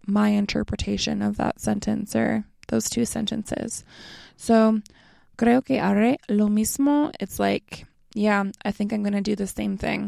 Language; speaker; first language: English; native; English